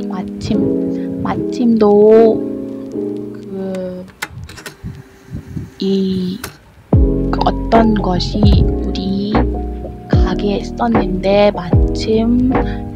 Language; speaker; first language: Korean; non-native, learner; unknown